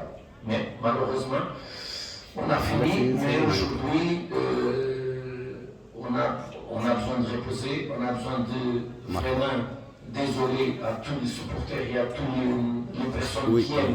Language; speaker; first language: French; non-native, fluent; Portuguese